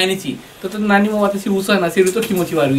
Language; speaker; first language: Japanese; non-native, learner; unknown